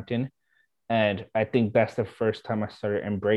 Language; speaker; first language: English; non-native, fluent; Swedish